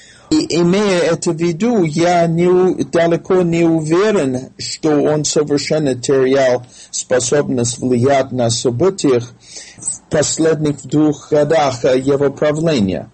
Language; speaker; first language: Russian; non-native, fluent; English